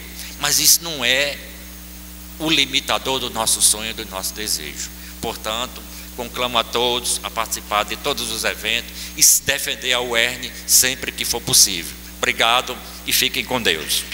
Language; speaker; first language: Portuguese; native; Portuguese